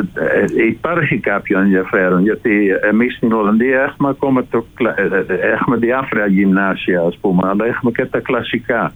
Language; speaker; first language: Greek; non-native, fluent; Dutch